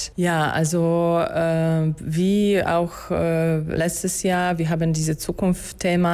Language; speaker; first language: German; non-native, fluent; Polish